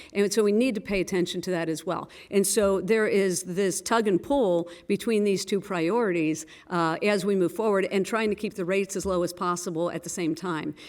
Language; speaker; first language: English; native; English